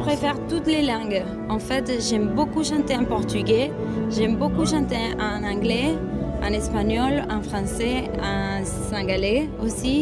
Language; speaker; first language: French; non-native, fluent; Spanish